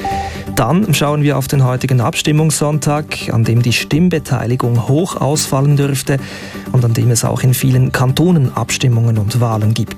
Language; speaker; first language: German; native; German